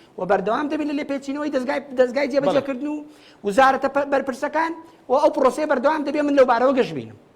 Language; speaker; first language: Central Kurdish; native; Central Kurdish